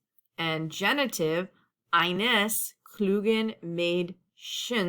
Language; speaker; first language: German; non-native, fluent; English